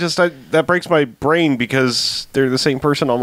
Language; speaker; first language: English; native; English